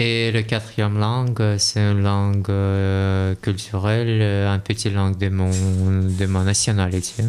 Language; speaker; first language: French; non-native, learner; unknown